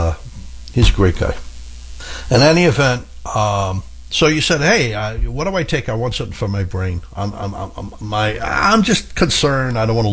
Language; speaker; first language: English; native; English